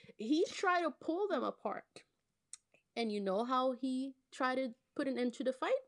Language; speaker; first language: English; non-native, fluent; Portuguese